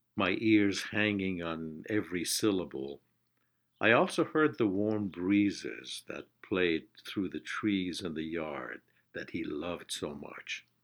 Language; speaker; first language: English; non-native, fluent; Persian